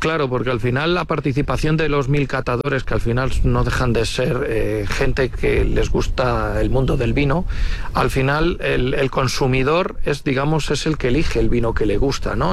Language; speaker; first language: Spanish; native; Spanish